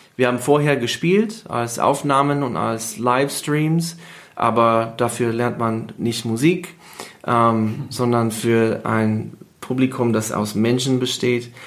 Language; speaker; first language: German; non-native, fluent; English